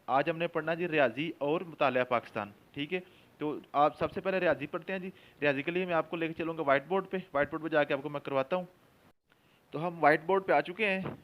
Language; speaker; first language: Urdu; non-native, local second language; Punjabi